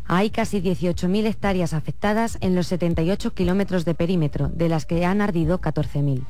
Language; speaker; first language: Spanish; native; Spanish